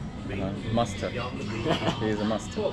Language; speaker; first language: English; non-native, learner; Russian